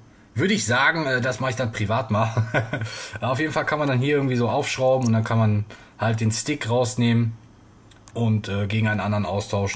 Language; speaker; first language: German; native; German